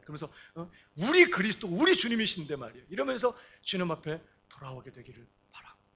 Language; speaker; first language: Korean; native; Korean